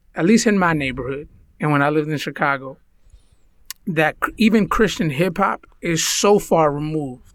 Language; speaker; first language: English; early bilingual, other home language; Spanish